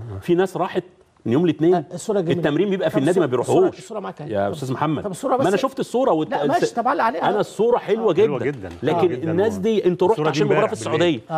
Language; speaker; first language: Arabic; native; Arabic